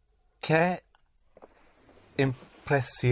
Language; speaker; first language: Spanish; non-native, learner; English